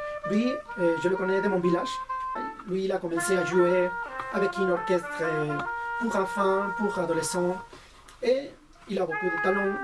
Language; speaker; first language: French; non-native, fluent; Spanish